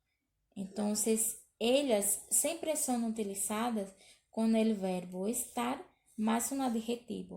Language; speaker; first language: Spanish; non-native, learner; Portuguese